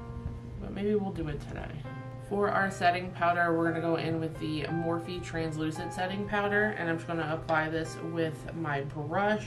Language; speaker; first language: English; native; English